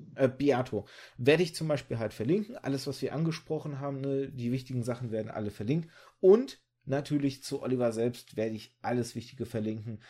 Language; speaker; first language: German; early bilingual, other home language; Russian